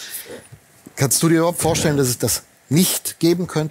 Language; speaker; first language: German; native; German